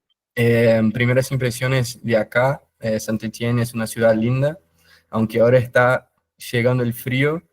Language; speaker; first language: Spanish; non-native, fluent; Portuguese